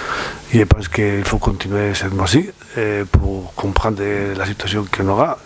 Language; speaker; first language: French; non-native, fluent; Spanish